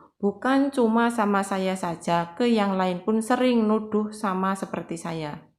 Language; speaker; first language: Indonesian; native; Indonesian